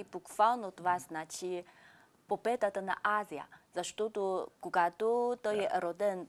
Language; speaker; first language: Bulgarian; non-native, fluent; Chinese